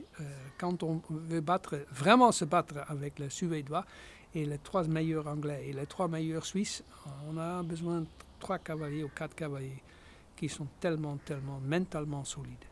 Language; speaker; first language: French; non-native, fluent; Dutch